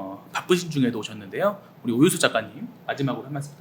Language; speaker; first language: Korean; native; Korean